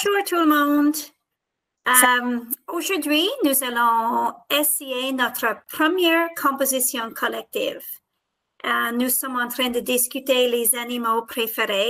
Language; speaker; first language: French; non-native, fluent; English